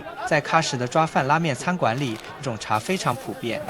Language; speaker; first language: Chinese; native; Chinese